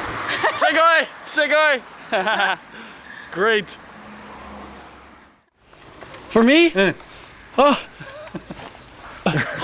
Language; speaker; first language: Japanese; non-native, learner; English